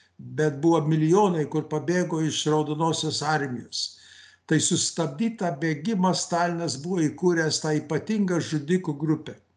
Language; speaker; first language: Lithuanian; early bilingual, heritage; Lithuanian